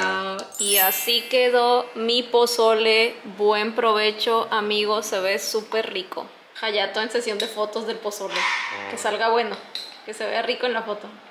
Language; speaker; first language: Spanish; native; Spanish